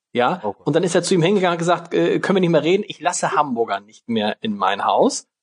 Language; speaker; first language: German; native; German